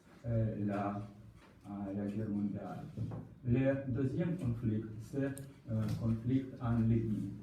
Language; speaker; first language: French; non-native, learner; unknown